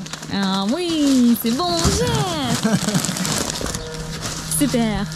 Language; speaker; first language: French; non-native, learner; Ukrainian